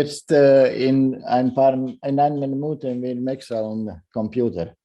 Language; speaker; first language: German; non-native, fluent; Latvian